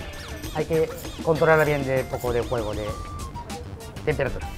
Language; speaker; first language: Spanish; non-native, learner; Japanese